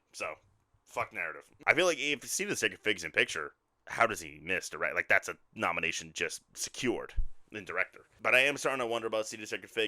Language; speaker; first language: English; native; English